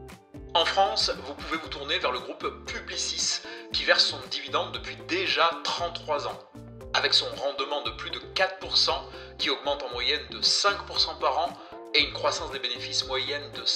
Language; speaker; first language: French; native; French